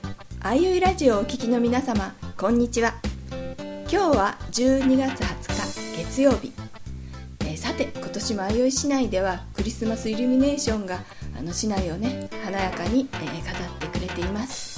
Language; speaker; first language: Japanese; native; Japanese